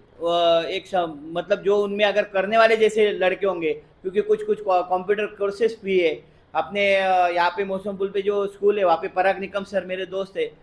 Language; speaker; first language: Hindi; non-native, local second language; Marathi